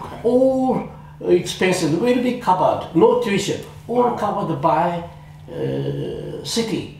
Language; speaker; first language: English; non-native, fluent; Japanese